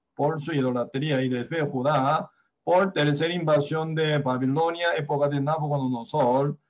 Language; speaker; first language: Spanish; non-native, fluent; Korean